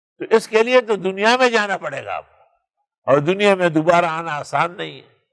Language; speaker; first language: Urdu; non-native, local second language; Pashto